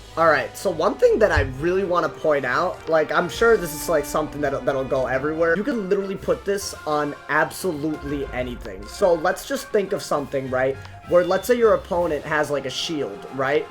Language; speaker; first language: English; native; English